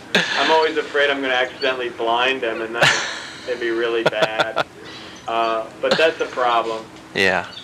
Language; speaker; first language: English; native; English